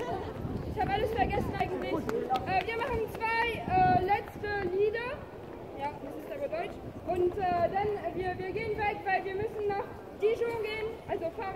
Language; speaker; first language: German; non-native, learner; French